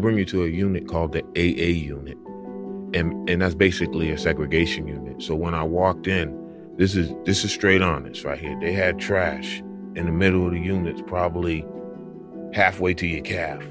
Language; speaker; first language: English; native; English